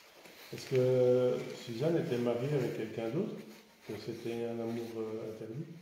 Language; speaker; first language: French; native; French